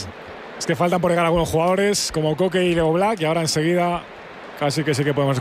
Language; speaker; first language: Spanish; native; Spanish